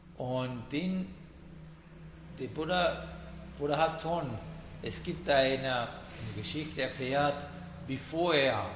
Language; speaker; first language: German; non-native, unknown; Sinhala